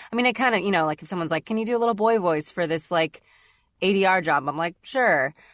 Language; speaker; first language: English; native; English